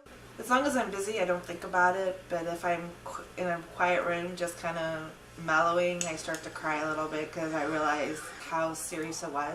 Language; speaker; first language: English; native; English